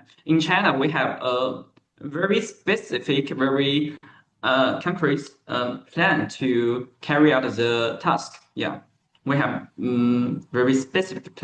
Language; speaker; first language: English; non-native, learner; Chinese